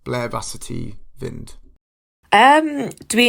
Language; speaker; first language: Welsh; non-native, local second language; English